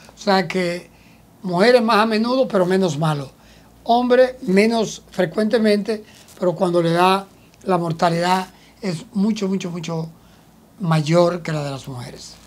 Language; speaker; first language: Spanish; native; Spanish